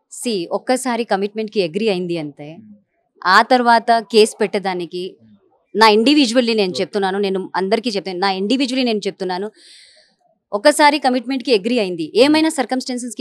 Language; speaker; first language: Telugu; non-native, local second language; Hindi